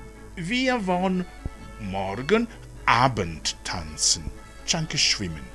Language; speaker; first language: German; non-native, fluent; Rundi